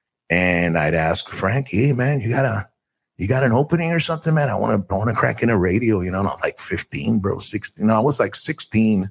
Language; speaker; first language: English; early bilingual, other home language; Spanish